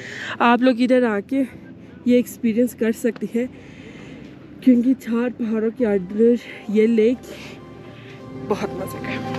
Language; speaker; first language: Hindi; non-native, fluent; Turkish